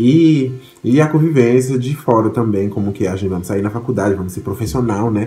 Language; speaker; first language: Portuguese; non-native, fluent; Haitian Creole